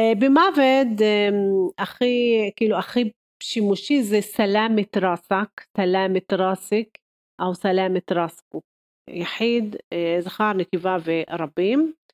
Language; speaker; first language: Hebrew; non-native, local second language; Arabic